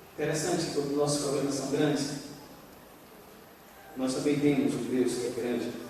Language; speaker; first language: Portuguese; native; Portuguese